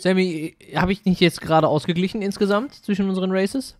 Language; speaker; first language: German; native; German